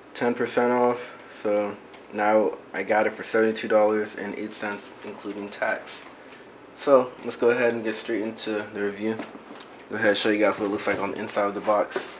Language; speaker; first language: English; native; English